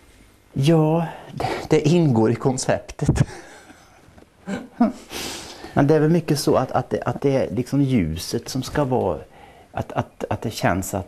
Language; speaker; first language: Swedish; native; Swedish